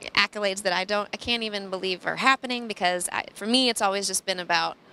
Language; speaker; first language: English; native; English